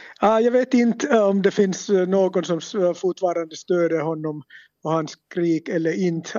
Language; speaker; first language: Swedish; non-native, local second language; Finnish